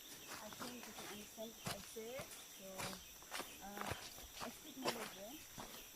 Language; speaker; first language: English; non-native, local second language; Malay